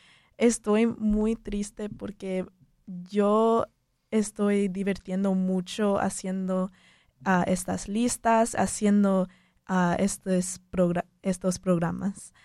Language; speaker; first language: Spanish; early bilingual, heritage; Spanish